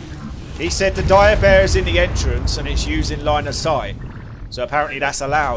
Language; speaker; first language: English; native; English